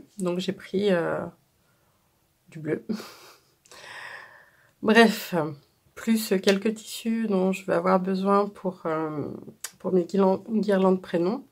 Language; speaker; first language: French; native; French